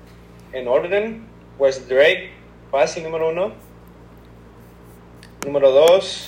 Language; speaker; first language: Spanish; early bilingual, heritage; Spanish